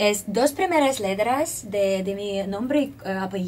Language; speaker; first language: Spanish; non-native, learner; Russian